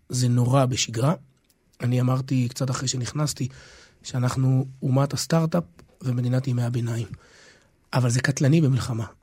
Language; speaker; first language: Hebrew; native; Hebrew